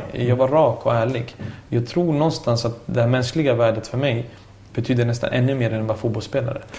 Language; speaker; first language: Swedish; early bilingual, other home language; Serbian